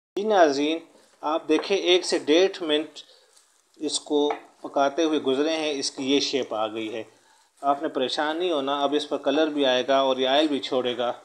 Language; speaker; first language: Urdu; native; Urdu